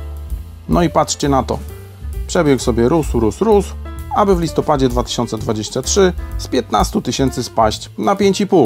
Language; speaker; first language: Polish; native; Polish